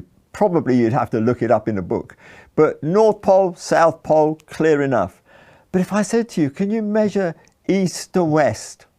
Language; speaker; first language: English; native; English